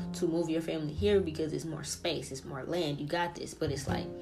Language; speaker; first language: English; early bilingual, other home language; Italian